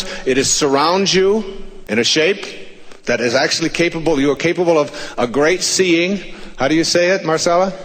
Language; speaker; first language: English; native; English